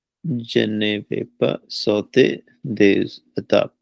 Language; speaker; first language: French; non-native, learner; Punjabi